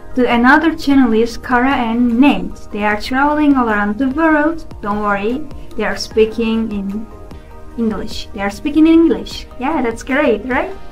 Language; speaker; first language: English; non-native, learner; Turkish